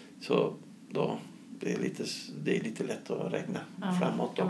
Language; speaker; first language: Swedish; non-native, fluent; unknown